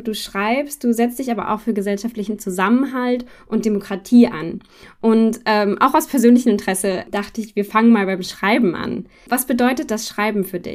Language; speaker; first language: German; native; German